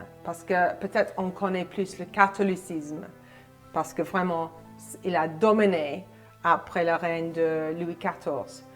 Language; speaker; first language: French; non-native, fluent; English